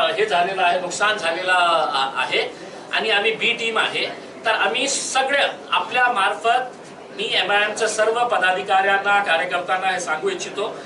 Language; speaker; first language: Marathi; non-native, local second language; Urdu